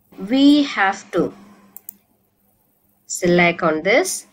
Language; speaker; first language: English; non-native, local second language; Tamil